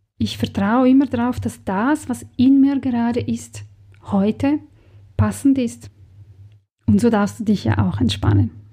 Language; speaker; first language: German; non-native, fluent; Serbian